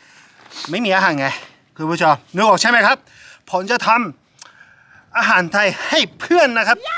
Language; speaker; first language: Thai; non-native, fluent; Japanese